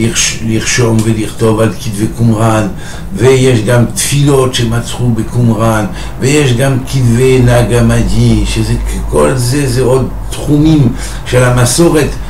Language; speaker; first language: Hebrew; non-native, fluent; French